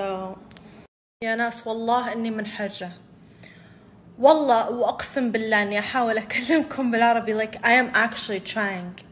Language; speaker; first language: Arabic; early bilingual, heritage; Arabic